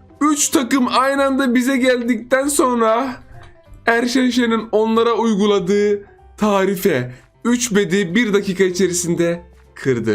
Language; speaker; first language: Turkish; native; Turkish